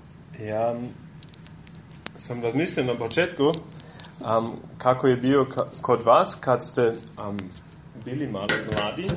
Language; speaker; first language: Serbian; non-native, fluent; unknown